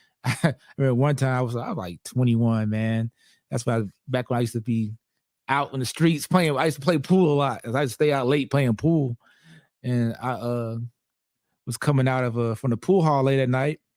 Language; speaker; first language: English; native; English